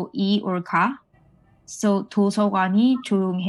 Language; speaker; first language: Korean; non-native, fluent; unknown